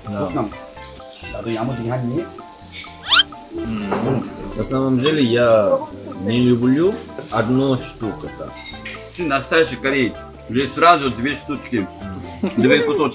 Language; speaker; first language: Russian; non-native, fluent; Korean